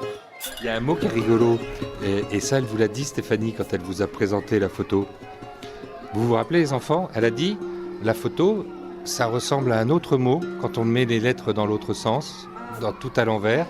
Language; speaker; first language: French; native; French